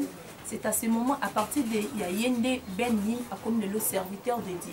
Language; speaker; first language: French; non-native, local second language; Lingala